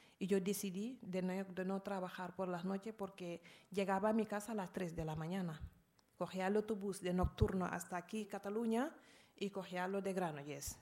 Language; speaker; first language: Spanish; non-native, fluent; Arabic